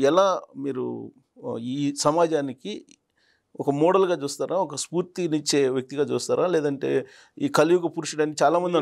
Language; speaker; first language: Telugu; native; Telugu